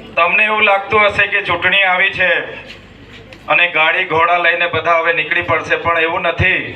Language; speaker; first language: Gujarati; non-native, local second language; Vasavi